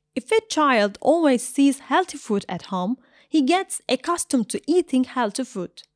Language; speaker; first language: English; non-native, fluent; Turkish